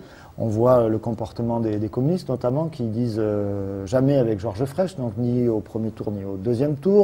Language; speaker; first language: French; native; French